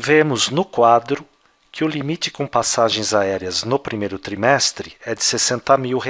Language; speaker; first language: Portuguese; native; Portuguese